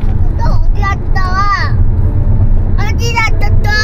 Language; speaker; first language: Korean; early bilingual, heritage; Korean